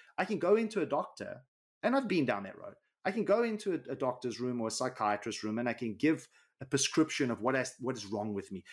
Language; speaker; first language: English; native; English